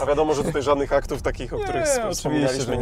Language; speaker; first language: Polish; native; Polish